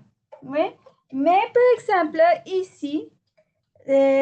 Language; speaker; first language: French; non-native, learner; Spanish